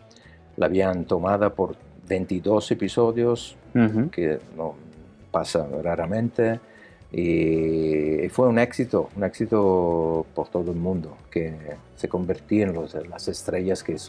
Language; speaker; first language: Spanish; non-native, learner; Italian